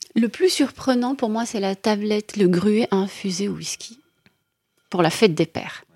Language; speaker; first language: French; non-native, local second language; Arabic